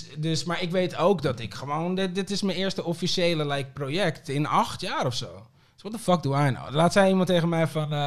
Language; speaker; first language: Dutch; early bilingual, other home language; Papiamento